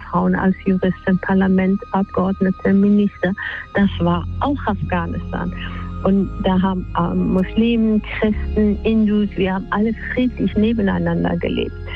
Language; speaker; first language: German; non-native, fluent; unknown